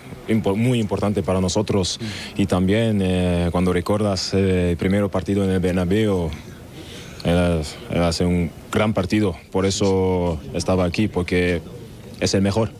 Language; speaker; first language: Spanish; non-native, learner; German